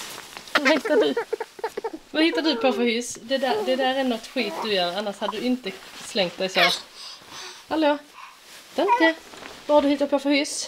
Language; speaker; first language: Swedish; native; Swedish